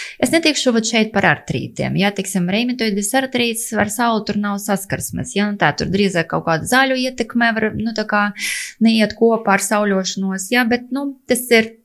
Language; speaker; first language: Latvian; non-native, local second language; Russian